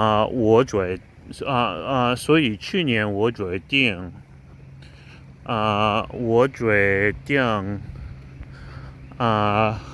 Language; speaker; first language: Chinese; non-native, learner; English